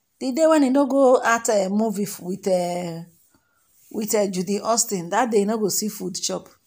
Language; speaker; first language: Nigerian Pidgin; native; Nigerian Pidgin